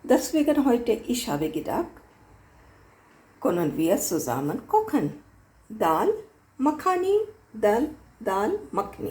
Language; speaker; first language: German; non-native, learner; Hindi